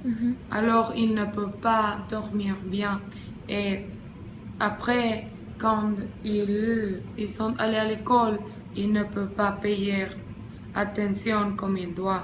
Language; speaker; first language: French; non-native, learner; Spanish